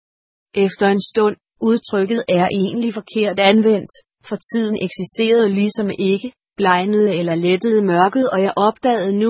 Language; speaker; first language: Danish; native; Danish